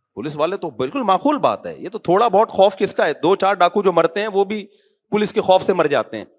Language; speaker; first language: Urdu; native; Urdu